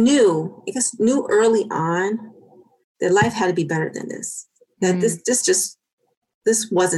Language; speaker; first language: English; native; English